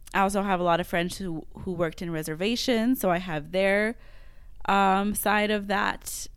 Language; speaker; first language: English; non-native, fluent; French